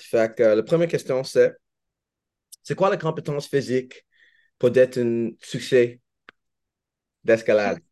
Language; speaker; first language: French; non-native, learner; English